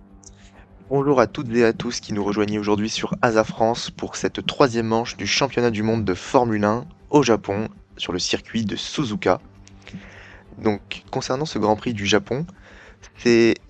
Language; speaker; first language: French; native; French